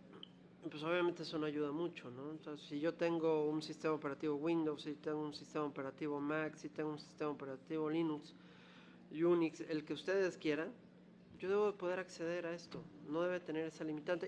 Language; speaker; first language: Spanish; native; Spanish